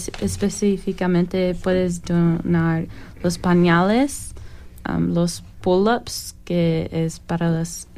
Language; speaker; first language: Spanish; non-native, learner; English